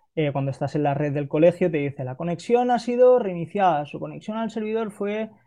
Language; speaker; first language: Spanish; non-native, local second language; Catalan